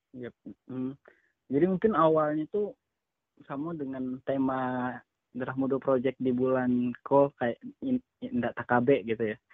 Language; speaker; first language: Indonesian; non-native, local second language; Minangkabau